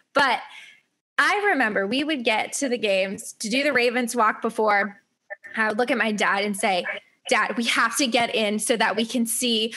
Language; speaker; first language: English; native; English